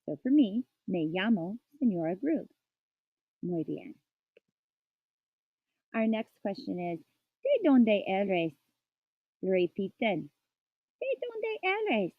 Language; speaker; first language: Spanish; non-native, learner; English